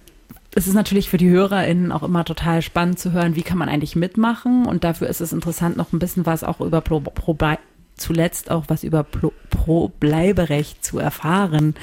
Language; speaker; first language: German; native; German